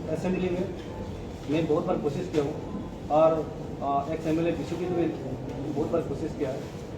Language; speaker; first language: Hindi; non-native, local second language; Kok Borok